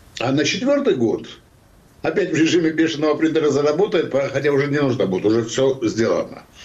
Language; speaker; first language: Russian; non-native, local second language; Georgian